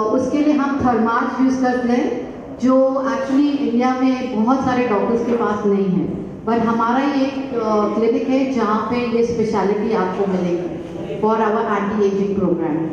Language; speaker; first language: Hindi; non-native, local second language; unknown